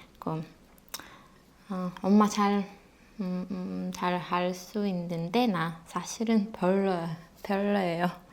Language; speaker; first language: Korean; non-native, learner; Russian